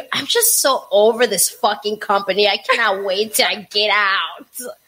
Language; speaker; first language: English; non-native, fluent; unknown